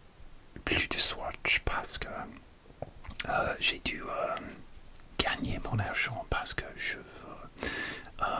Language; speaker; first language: French; non-native, learner; English